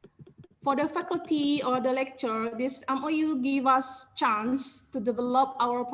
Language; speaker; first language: English; non-native, learner; Indonesian